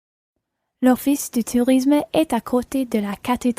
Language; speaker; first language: French; non-native, learner; English